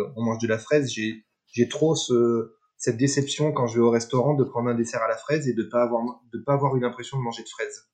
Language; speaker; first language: French; native; French